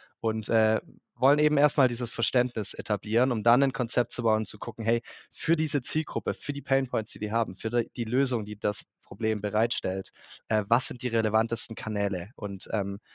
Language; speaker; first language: German; native; German